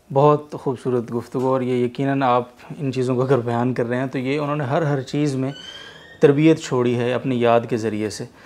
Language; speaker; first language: Urdu; native; Urdu